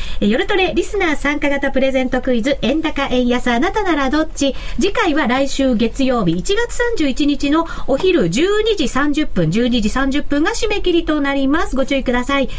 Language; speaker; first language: Japanese; native; Japanese